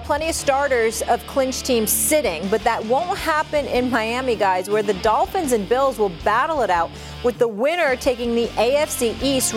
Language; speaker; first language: English; native; English